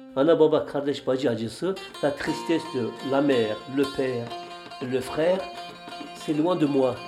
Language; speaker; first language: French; non-native, fluent; Turkish